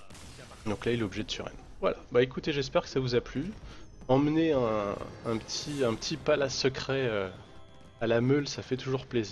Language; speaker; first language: French; native; French